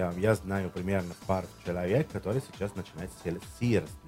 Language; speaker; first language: Russian; non-native, learner; Italian